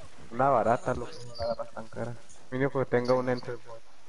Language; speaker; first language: Spanish; native; Spanish